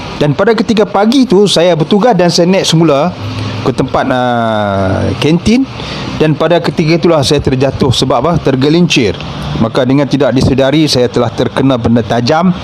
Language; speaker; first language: Malay; native; Malay